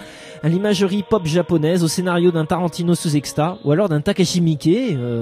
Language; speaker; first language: French; native; French